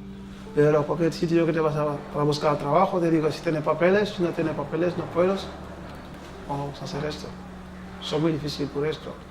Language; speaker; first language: Spanish; non-native, learner; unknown